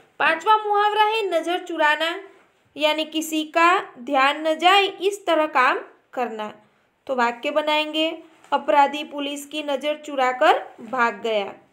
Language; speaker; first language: Hindi; non-native, local second language; Gujarati